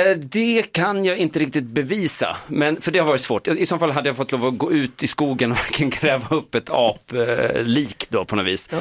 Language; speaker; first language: Swedish; native; Swedish